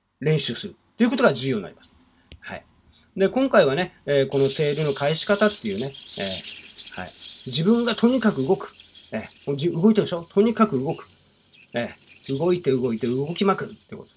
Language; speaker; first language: Japanese; native; Japanese